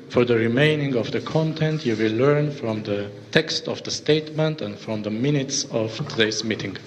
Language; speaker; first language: English; non-native, fluent; Armenian